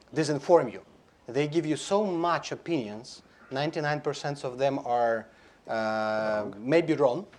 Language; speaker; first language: English; non-native, fluent; Belarusian